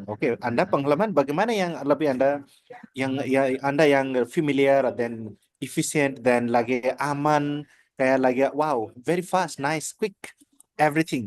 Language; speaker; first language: Indonesian; non-native, learner; Nepali